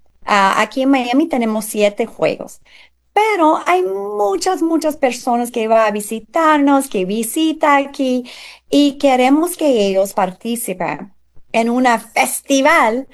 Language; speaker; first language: Spanish; non-native, fluent; English